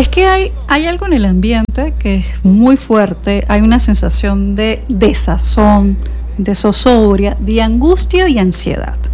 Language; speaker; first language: Spanish; native; Spanish